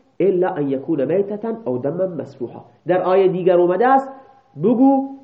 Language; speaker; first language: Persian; non-native, local second language; Baluchi